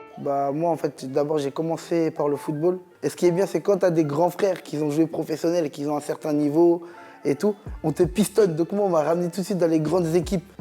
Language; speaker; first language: French; native; French